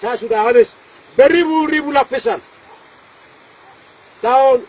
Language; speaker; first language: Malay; non-native, local second language; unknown